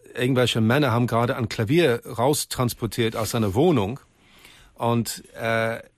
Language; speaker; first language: German; native; German